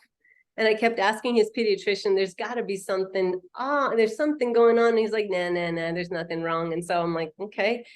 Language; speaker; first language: English; native; English